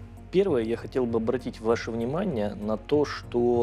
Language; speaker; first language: Russian; native; Russian